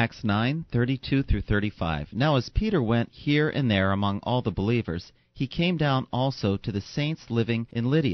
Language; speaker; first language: English; native; English